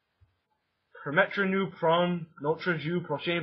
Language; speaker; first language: French; non-native, learner; English